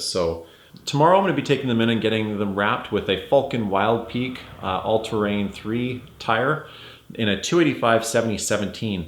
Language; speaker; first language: English; native; English